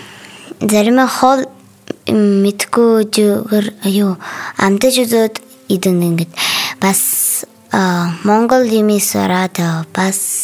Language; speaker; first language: Mongolian; non-native, learner; Buriat